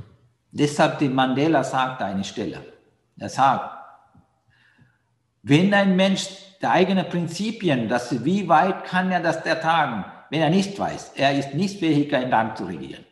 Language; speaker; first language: German; non-native, fluent; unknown